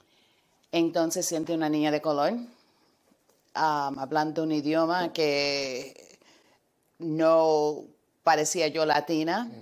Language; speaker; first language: Spanish; early bilingual, heritage; Spanish